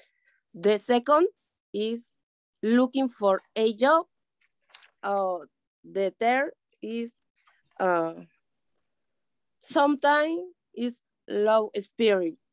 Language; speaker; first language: English; non-native, learner; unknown